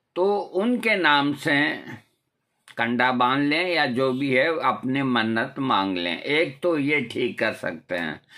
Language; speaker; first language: Hindi; non-native, local second language; Marwari